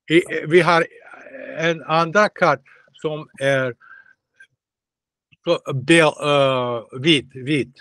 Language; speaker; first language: Swedish; non-native, learner; Russian